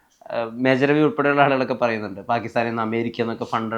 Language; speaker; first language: Malayalam; native; Malayalam